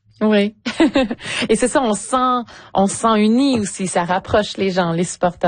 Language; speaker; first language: French; native; French